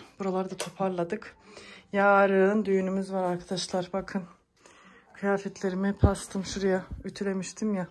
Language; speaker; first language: Turkish; native; Turkish